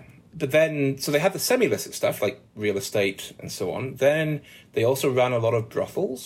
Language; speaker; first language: English; native; English